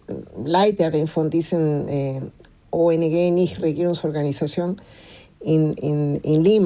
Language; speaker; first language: German; non-native, fluent; Spanish